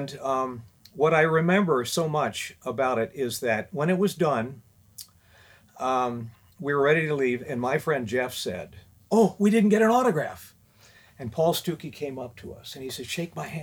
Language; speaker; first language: English; native; English